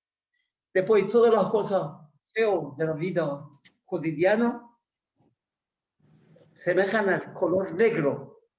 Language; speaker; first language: Spanish; non-native, learner; Persian